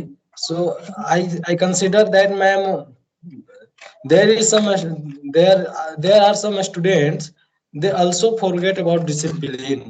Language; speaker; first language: English; non-native, learner; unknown